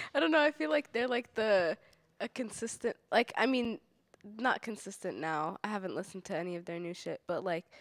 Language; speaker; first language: English; native; English